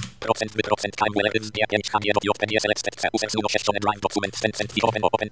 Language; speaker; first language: Polish; native; Polish